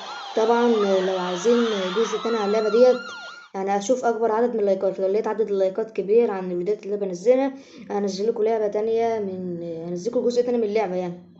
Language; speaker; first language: Arabic; native; Arabic